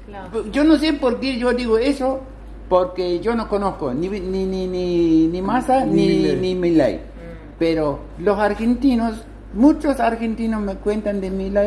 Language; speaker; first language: Spanish; non-native, local second language; Plautdietsch